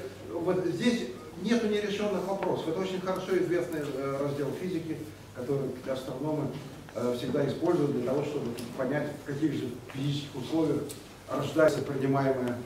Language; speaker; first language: Russian; native; Russian